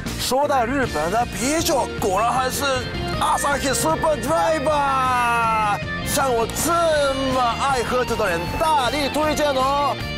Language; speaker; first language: Chinese; non-native, fluent; Japanese